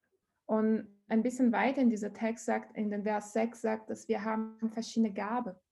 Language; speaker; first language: German; non-native, learner; Portuguese